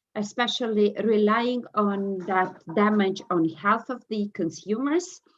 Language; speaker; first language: English; non-native, fluent; Romanian